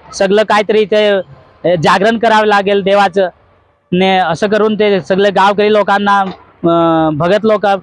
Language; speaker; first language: Marathi; non-native, local second language; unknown